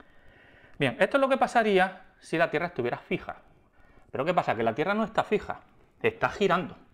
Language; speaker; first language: Spanish; native; Spanish